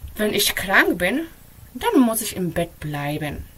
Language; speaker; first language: German; non-native, fluent; Polish